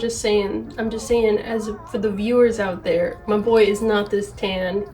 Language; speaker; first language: English; native; English